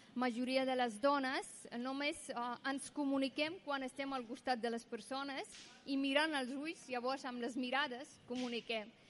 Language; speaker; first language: Catalan; non-native, fluent; Persian